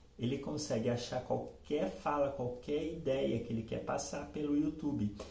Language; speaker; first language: Portuguese; native; Portuguese